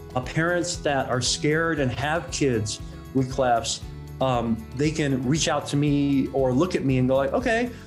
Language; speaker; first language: English; non-native, local second language; Cantonese